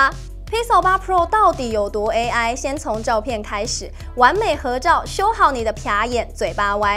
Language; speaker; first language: Chinese; native; Chinese